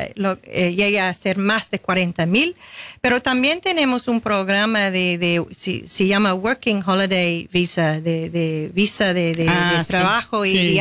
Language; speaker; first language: Spanish; non-native, fluent; English